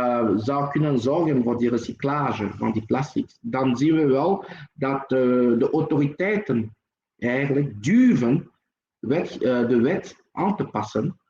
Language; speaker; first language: Dutch; non-native, local second language; French